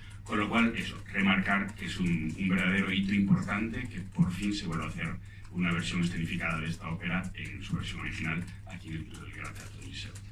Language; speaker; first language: Spanish; native; Spanish